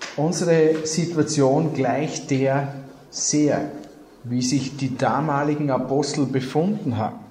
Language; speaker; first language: German; native; German